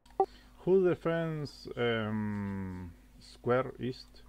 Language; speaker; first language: English; non-native, learner; Spanish